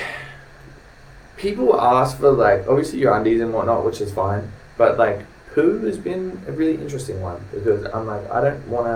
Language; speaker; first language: English; native; English